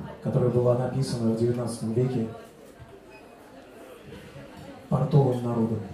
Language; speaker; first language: Russian; native; Russian